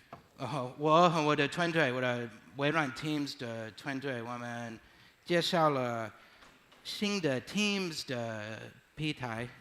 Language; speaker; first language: Chinese; non-native, learner; English